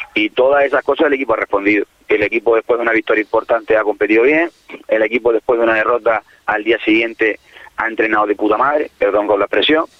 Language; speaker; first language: Spanish; native; Spanish